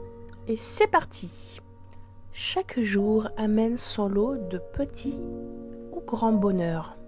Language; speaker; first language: French; native; French